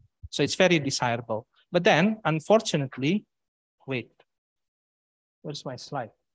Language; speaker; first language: English; non-native, fluent; Indonesian